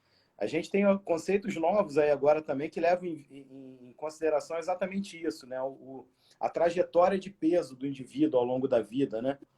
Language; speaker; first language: Portuguese; native; Portuguese